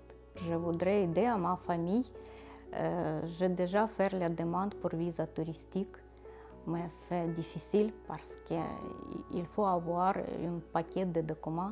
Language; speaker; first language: French; non-native, learner; Ukrainian